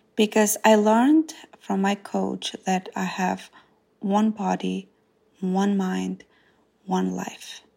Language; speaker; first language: English; non-native, fluent; Macedonian